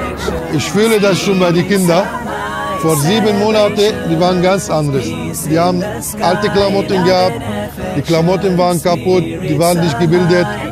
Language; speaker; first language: German; non-native, fluent; Arabic